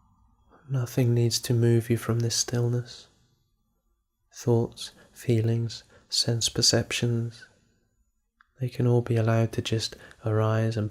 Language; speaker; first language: English; native; English